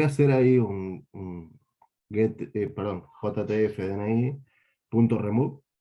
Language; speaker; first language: Spanish; native; Spanish